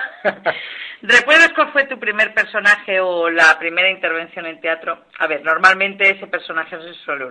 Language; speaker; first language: Spanish; native; Spanish